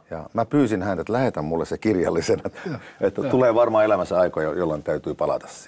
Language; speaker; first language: Finnish; native; Finnish